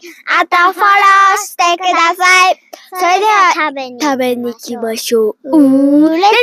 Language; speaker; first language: Japanese; early bilingual, heritage; Japanese